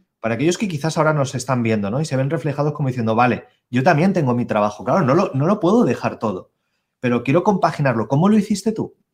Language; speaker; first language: Spanish; native; Spanish